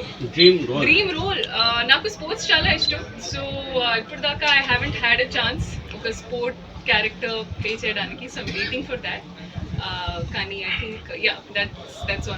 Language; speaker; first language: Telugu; non-native, learner; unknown